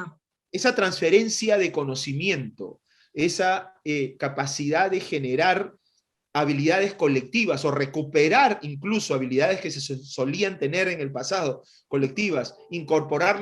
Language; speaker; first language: Spanish; native; Spanish